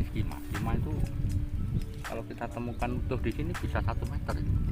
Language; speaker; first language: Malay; non-native, local second language; Javanese